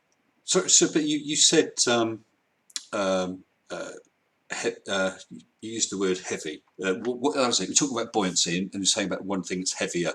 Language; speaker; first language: English; native; English